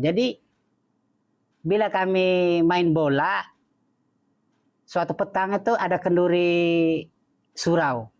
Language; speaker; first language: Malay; non-native, fluent; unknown